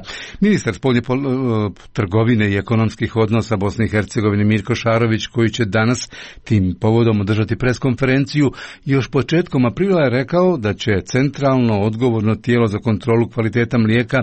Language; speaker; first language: Croatian; native; Croatian